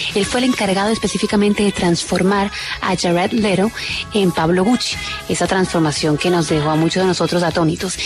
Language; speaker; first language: Spanish; native; Spanish